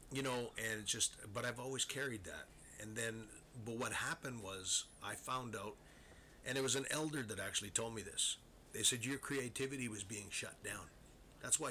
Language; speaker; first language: English; native; English